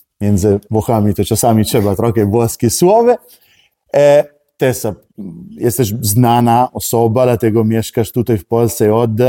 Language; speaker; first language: Polish; non-native, learner; Italian